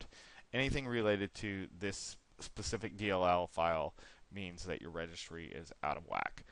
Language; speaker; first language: English; native; English